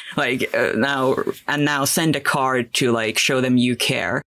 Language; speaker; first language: English; non-native, fluent; Finnish